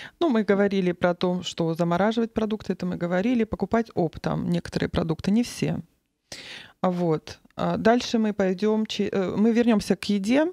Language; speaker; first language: Russian; native; Russian